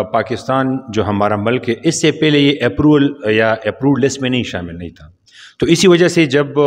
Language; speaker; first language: Urdu; non-native, local second language; Pashto